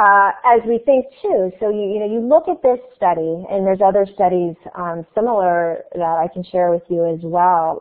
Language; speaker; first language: English; native; English